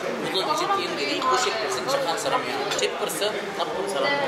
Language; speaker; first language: Korean; non-native, learner; Arabic